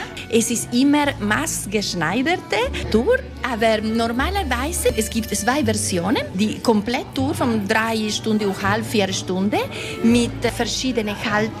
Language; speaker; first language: German; non-native, learner; Italian